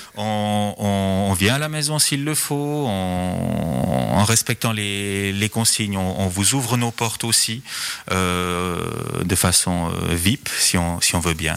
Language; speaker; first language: French; native; French